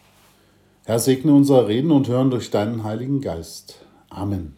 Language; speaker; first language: German; native; German